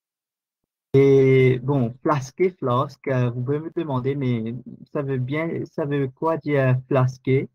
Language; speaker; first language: French; non-native, local second language; Morisyen